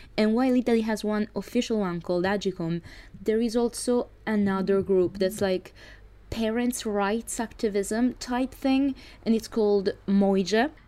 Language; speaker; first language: English; non-native, fluent; Italian